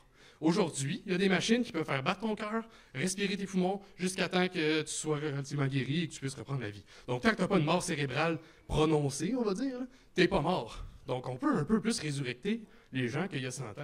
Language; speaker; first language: French; native; French